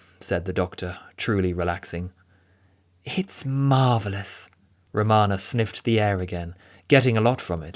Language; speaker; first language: English; native; English